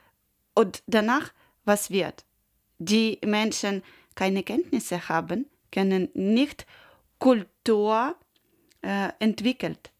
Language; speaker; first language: German; non-native, learner; Ukrainian